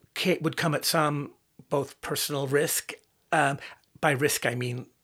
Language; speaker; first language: English; native; English